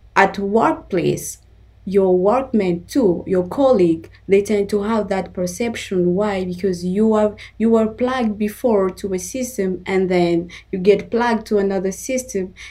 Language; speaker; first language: English; non-native, fluent; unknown